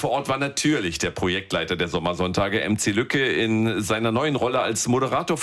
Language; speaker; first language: German; native; German